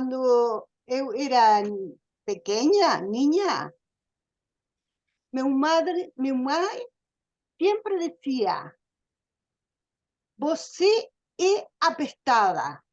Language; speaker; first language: Portuguese; non-native, learner; Spanish